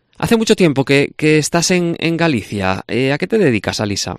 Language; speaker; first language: Spanish; native; Spanish